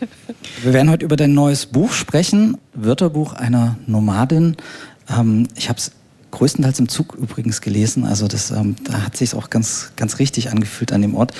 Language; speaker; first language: German; native; German